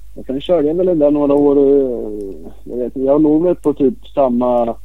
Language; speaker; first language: Swedish; native; Swedish